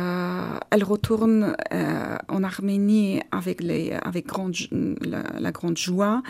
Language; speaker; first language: French; non-native, learner; Armenian